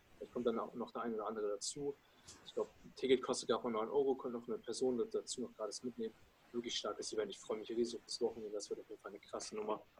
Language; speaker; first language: German; early bilingual, other home language; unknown